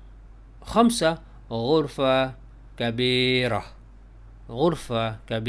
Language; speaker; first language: Arabic; non-native, fluent; Malay